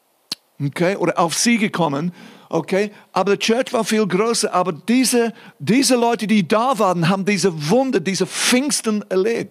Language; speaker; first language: German; non-native, fluent; English